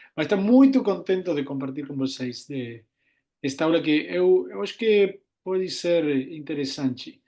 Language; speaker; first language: Portuguese; non-native, learner; Spanish